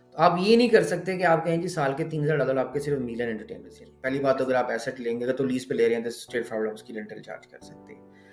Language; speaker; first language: Urdu; native; Urdu